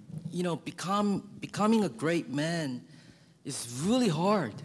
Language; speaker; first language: English; early bilingual, other home language; Korean